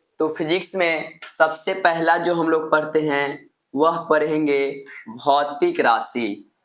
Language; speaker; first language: Hindi; native; Hindi